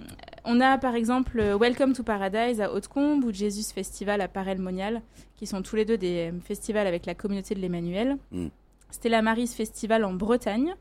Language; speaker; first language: French; native; French